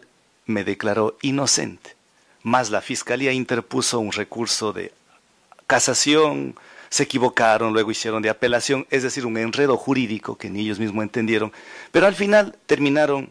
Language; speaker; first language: Spanish; native; Spanish